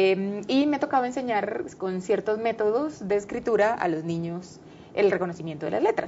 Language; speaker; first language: Spanish; native; Spanish